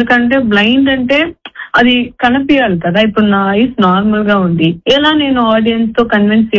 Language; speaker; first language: Telugu; non-native, fluent; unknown